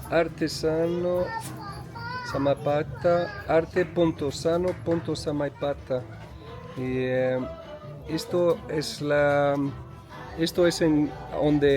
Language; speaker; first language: Spanish; non-native, learner; Portuguese